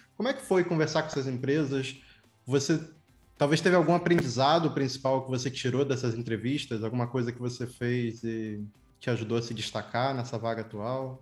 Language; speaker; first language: Portuguese; native; Portuguese